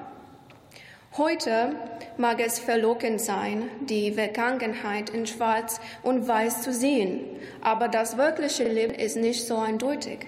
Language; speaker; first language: German; non-native, fluent; Romanian